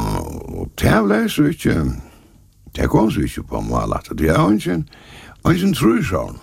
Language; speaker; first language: Danish; non-native, local second language; Faroese